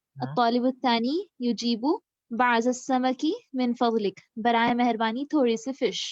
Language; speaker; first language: Arabic; non-native, learner; Urdu